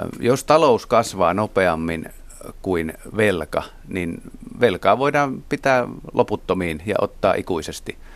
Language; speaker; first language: Finnish; native; Finnish